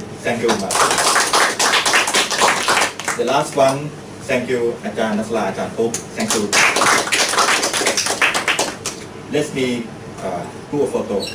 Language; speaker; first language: English; non-native, learner; Thai